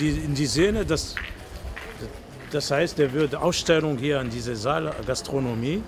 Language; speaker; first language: German; non-native, learner; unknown